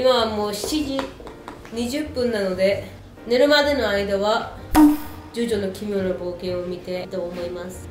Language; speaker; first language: Japanese; native; Japanese